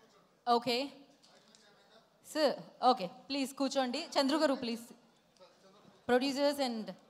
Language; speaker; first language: Telugu; native; Telugu